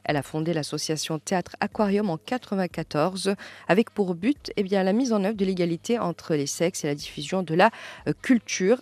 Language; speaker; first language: French; non-native, local second language; Arabic